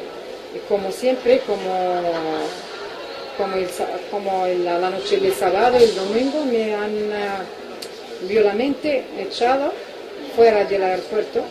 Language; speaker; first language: Spanish; non-native, local second language; Arabic